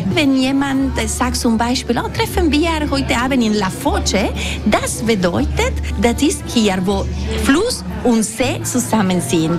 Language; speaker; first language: German; non-native, local second language; Italian